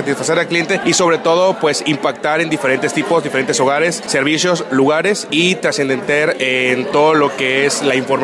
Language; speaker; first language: Spanish; native; Spanish